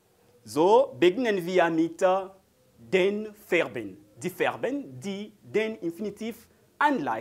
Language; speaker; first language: German; non-native, learner; French